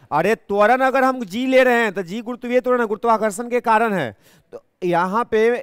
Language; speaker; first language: Hindi; native; Hindi